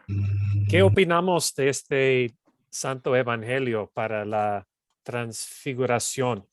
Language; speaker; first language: Spanish; non-native, fluent; English